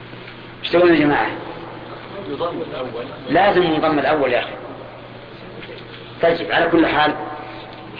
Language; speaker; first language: Arabic; native; Arabic